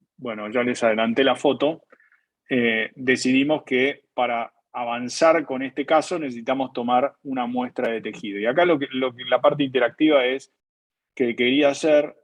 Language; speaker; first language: Spanish; native; Spanish